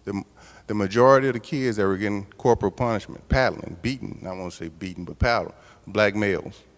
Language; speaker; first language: English; native; English